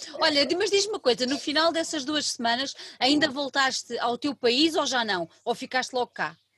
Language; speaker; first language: Portuguese; native; Portuguese